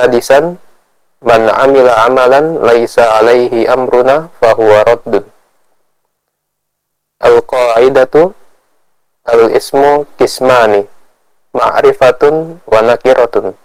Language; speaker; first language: Arabic; non-native, fluent; Indonesian